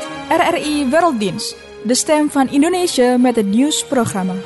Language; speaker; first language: Dutch; non-native, fluent; Indonesian